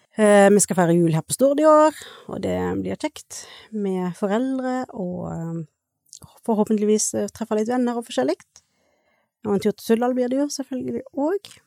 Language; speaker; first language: Norwegian; native; Norwegian